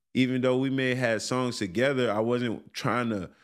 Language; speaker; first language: English; native; English